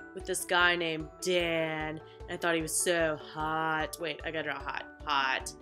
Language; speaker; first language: English; native; English